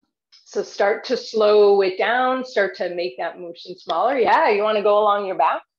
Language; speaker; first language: English; native; English